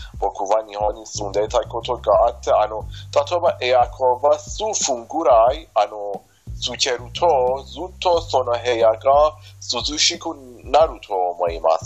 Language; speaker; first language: Japanese; non-native, fluent; Persian